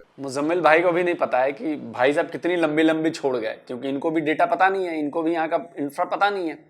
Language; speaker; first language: Hindi; native; Hindi